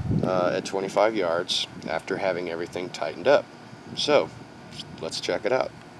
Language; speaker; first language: English; native; English